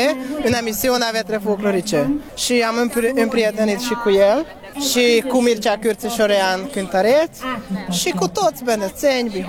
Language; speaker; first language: Romanian; non-native, learner; Hungarian